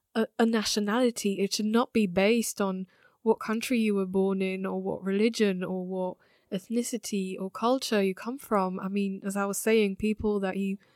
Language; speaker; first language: English; non-native, fluent; Slovak